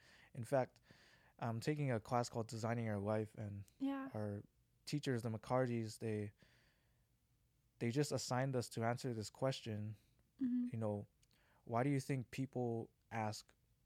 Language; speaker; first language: English; native; English